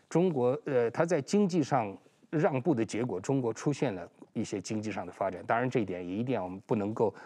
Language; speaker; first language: Chinese; non-native, local second language; Uyghur